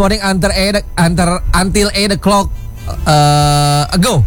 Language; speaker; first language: English; non-native, learner; Indonesian